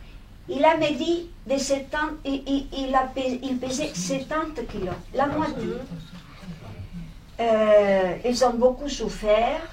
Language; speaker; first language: French; non-native, fluent; Spanish